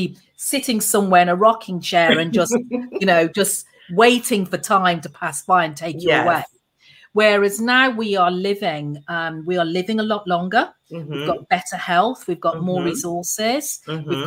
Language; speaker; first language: English; native; English